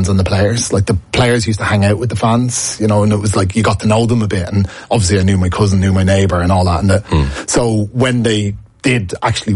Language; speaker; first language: English; native; English